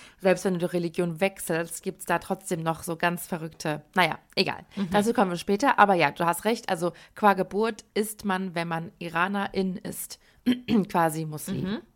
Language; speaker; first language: German; early bilingual, other home language; Persian